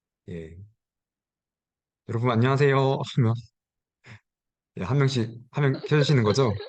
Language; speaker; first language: Korean; native; Korean